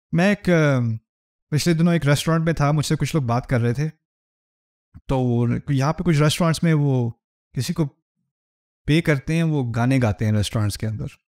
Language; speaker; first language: Urdu; native; Urdu